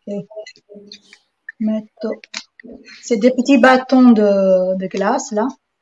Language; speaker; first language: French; non-native, fluent; Italian